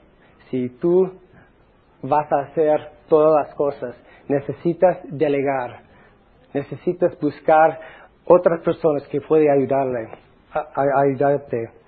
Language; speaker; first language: Spanish; non-native, fluent; English